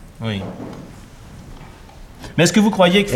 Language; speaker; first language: French; native; French